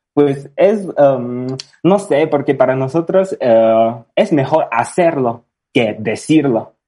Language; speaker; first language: Spanish; non-native, fluent; Chinese